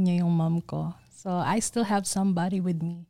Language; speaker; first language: English; non-native, local second language; Filipino